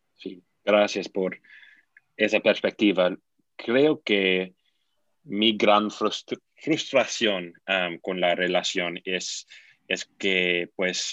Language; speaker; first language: Spanish; non-native, fluent; English